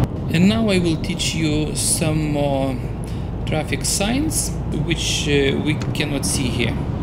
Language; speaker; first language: English; non-native, fluent; Lithuanian